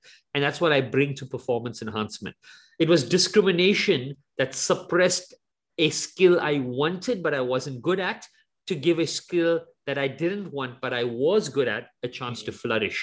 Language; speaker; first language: English; native; English